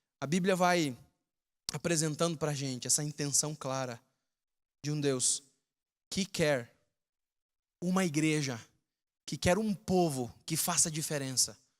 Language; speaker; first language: Portuguese; native; Portuguese